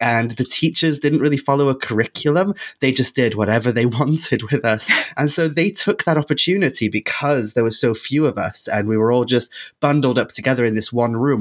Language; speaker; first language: English; non-native, local second language; Welsh